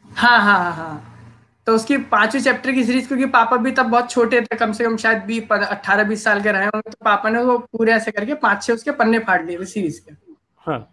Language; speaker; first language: Hindi; native; Hindi